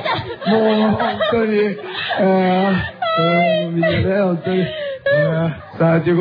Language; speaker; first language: Japanese; native; Japanese